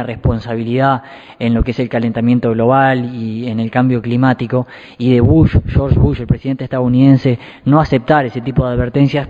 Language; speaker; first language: Spanish; native; Spanish